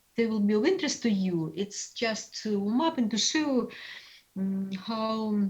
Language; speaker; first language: English; non-native, fluent; Russian